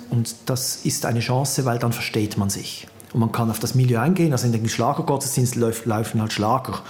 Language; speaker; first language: German; native; German